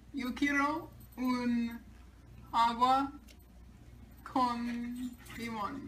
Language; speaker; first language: Spanish; non-native, learner; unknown